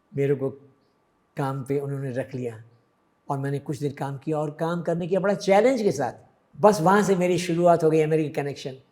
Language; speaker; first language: Hindi; early bilingual, other home language; Sindhi